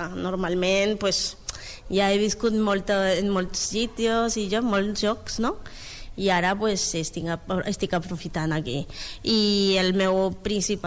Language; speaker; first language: Catalan; non-native, learner; Spanish